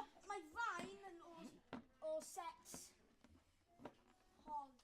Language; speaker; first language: Welsh; non-native, local second language; English